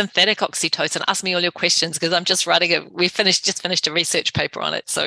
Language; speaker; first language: English; native; English